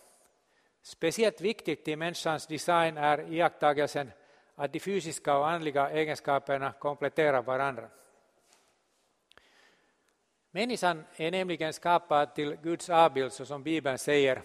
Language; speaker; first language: Swedish; non-native, local second language; Finnish